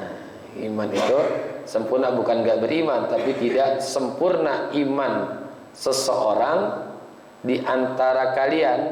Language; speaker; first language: Indonesian; native; Indonesian